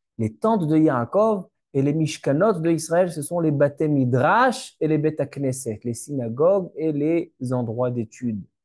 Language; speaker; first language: French; native; French